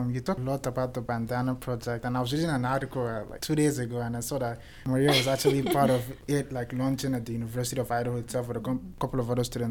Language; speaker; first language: English; non-native, local second language; Igbo